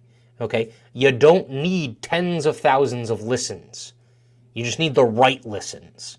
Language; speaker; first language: English; native; English